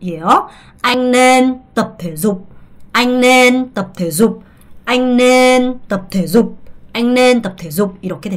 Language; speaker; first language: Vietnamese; non-native, fluent; Korean